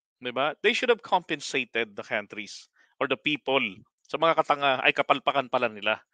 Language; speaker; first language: Filipino; native; Filipino